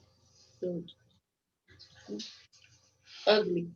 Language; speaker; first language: English; non-native, fluent; Portuguese